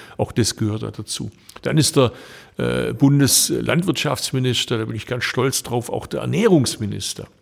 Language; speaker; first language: German; early bilingual, other home language; Turkish